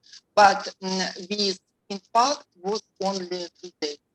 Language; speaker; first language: English; non-native, learner; Russian